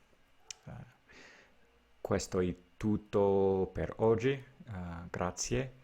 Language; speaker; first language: Italian; non-native, learner; English